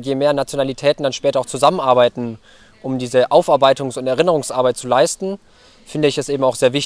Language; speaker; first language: German; native; German